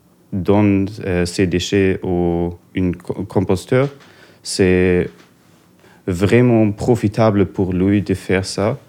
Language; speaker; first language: French; non-native, learner; German